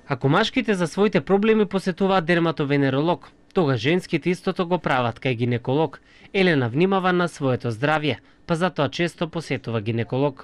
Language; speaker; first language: Macedonian; native; Macedonian